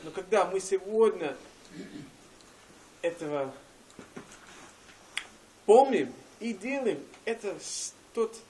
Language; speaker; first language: Russian; non-native, learner; English